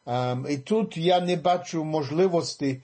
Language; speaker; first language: Ukrainian; early bilingual, heritage; English